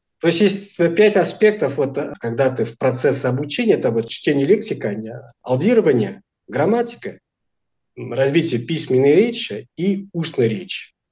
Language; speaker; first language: Russian; non-native, fluent; Portuguese